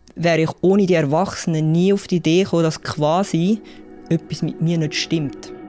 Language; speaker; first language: German; native; German